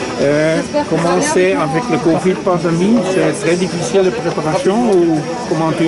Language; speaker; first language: French; non-native, local second language; Dutch